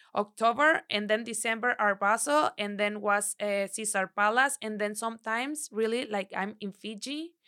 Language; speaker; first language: English; non-native, learner; Spanish